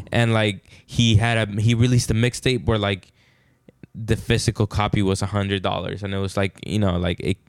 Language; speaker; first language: English; non-native, fluent; Spanish